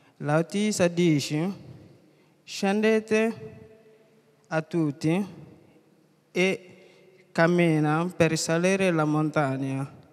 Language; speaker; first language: Italian; non-native, learner; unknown